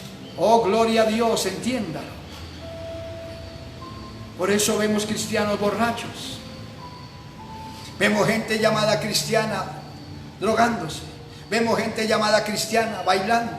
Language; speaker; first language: Spanish; native; Spanish